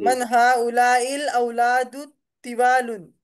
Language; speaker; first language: Arabic; non-native, learner; Urdu